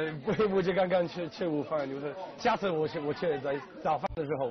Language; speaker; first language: Chinese; non-native, fluent; English